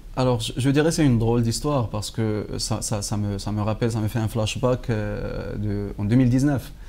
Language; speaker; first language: French; non-native, local second language; Arabic